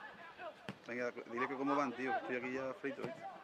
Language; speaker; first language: Spanish; native; Spanish